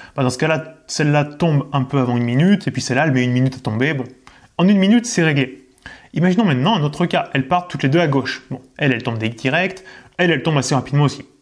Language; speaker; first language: French; native; French